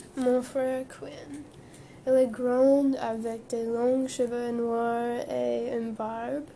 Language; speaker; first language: French; non-native, learner; English